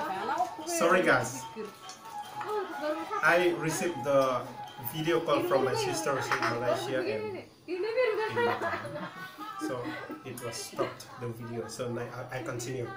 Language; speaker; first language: English; non-native, learner; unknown